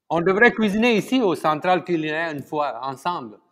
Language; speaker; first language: French; non-native, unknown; Tamil